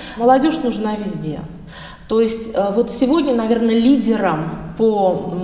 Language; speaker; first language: Russian; native; Russian